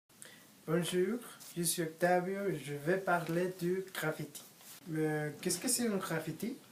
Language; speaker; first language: French; non-native, learner; Spanish